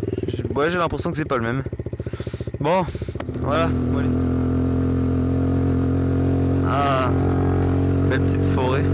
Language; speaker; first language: French; native; French